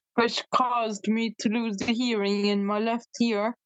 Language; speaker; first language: English; native; English